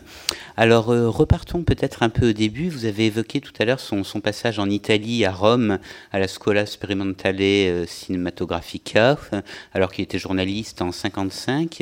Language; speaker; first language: French; native; French